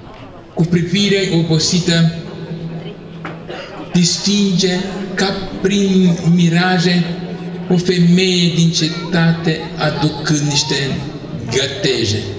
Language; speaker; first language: Romanian; native; Romanian